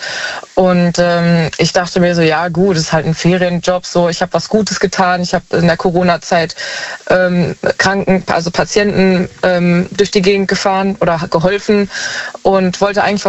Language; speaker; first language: German; native; German